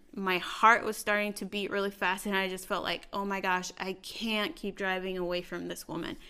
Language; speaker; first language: English; early bilingual, other home language; Spanish